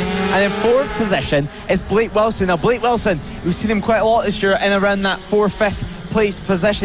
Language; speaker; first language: English; native; English